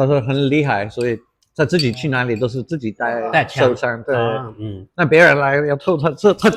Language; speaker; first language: Chinese; non-native, fluent; English